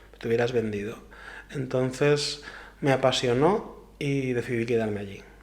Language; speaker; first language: Spanish; native; Spanish